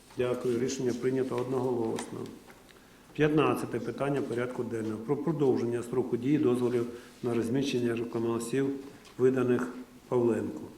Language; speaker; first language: Ukrainian; non-native, local second language; Russian